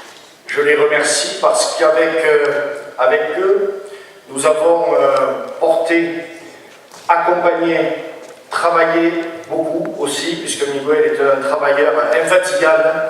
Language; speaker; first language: French; native; French